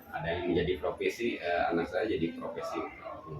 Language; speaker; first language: Indonesian; non-native, local second language; Sundanese